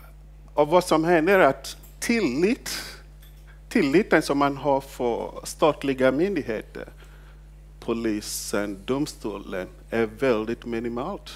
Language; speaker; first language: Swedish; non-native, fluent; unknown